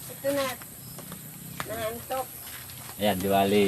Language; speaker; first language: Filipino; native; Filipino